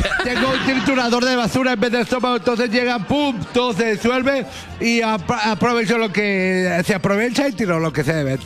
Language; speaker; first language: Spanish; native; Spanish